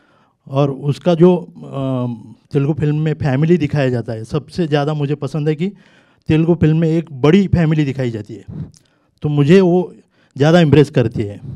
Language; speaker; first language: Hindi; non-native, local second language; Marathi